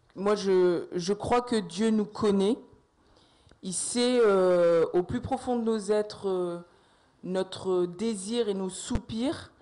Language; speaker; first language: French; native; French